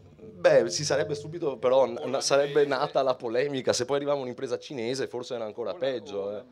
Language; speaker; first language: Italian; native; Italian